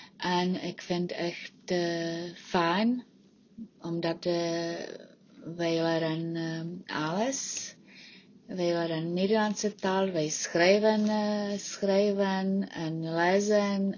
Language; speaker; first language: Dutch; non-native, learner; Czech